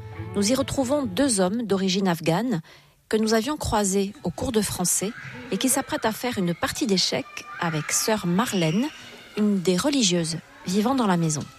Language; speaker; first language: French; native; French